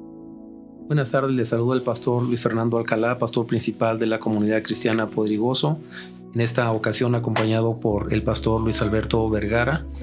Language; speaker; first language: Spanish; native; Spanish